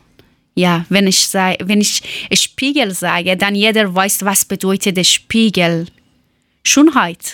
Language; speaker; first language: German; non-native, learner; Persian